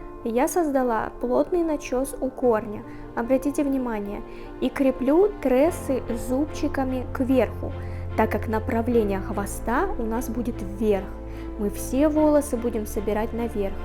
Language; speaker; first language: Russian; native; Russian